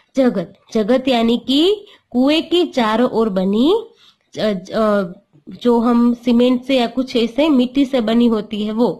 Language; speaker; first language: Hindi; non-native, local second language; Gujarati